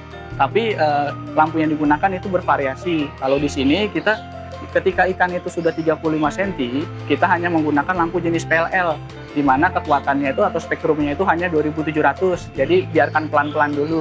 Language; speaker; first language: Indonesian; native; Indonesian